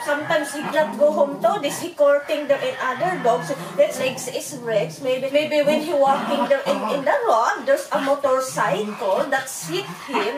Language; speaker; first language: English; non-native, learner; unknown